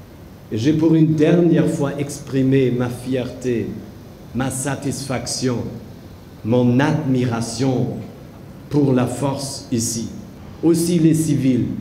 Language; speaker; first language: French; non-native, fluent; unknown